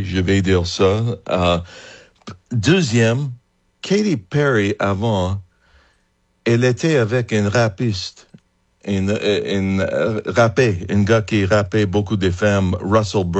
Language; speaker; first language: French; non-native, fluent; English